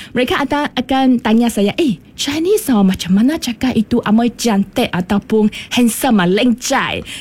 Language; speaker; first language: Malay; non-native, local second language; Chinese